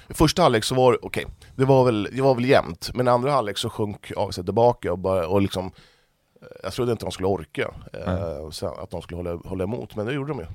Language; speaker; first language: Swedish; native; Swedish